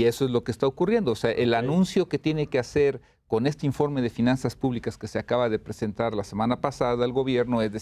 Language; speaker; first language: Spanish; native; Spanish